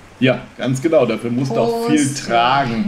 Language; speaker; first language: German; native; German